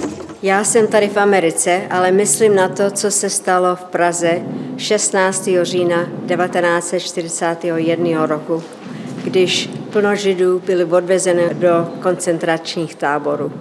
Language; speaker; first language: Czech; early bilingual, heritage; Czech